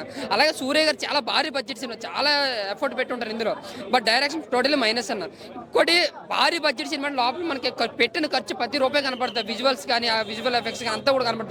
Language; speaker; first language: Telugu; native; Telugu